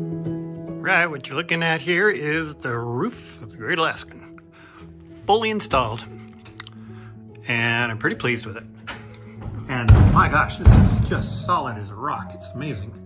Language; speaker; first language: English; native; English